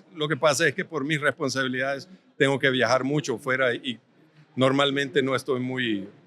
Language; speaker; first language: Spanish; native; Spanish